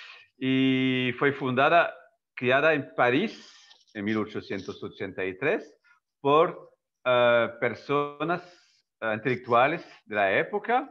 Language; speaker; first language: Spanish; non-native, fluent; French